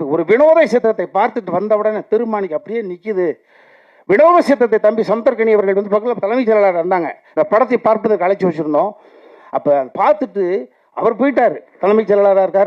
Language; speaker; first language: Tamil; native; Tamil